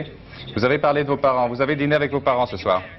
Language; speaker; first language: French; native; French